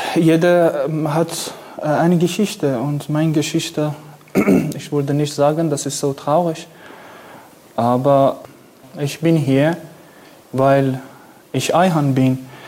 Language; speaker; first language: German; non-native, learner; Kurdish